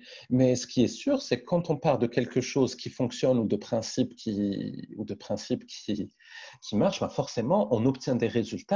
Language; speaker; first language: French; native; French